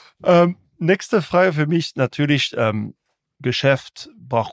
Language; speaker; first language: German; non-native, local second language; French